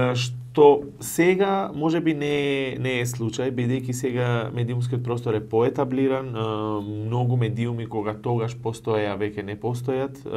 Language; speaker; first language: Macedonian; non-native, local second language; Albanian